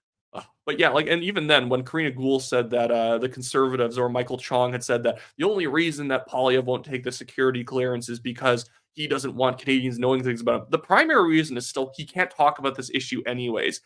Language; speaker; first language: English; native; English